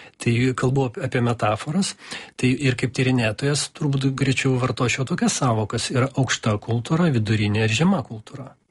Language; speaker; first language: Lithuanian; non-native, local second language; Russian